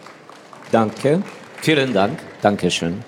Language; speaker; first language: German; non-native, fluent; Ukrainian